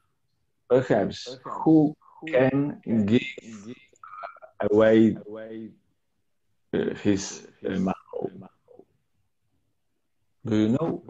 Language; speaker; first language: English; non-native, learner; Polish